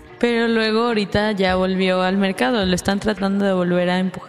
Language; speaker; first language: Spanish; native; Spanish